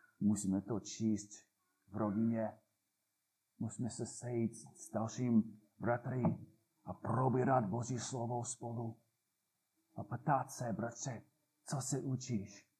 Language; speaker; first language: Czech; non-native, fluent; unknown